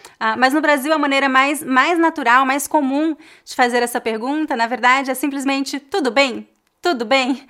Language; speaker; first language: Portuguese; native; Portuguese